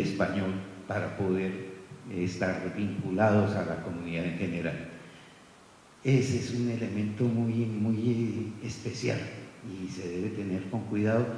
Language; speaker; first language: Spanish; native; Spanish